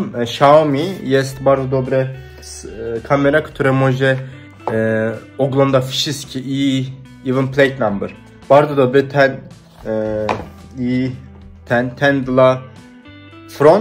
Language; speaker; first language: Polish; non-native, learner; Turkish